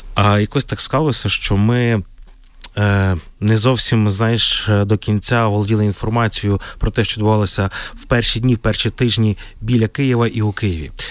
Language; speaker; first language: Ukrainian; native; Ukrainian